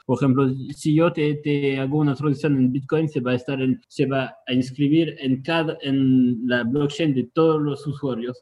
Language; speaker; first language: Spanish; non-native, fluent; French